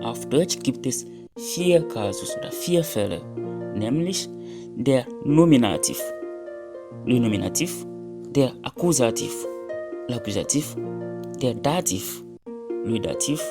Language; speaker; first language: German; non-native, fluent; French